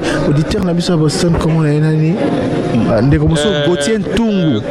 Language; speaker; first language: French; non-native, local second language; Lingala